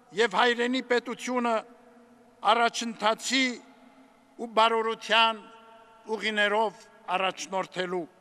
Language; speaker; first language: Armenian; native; Armenian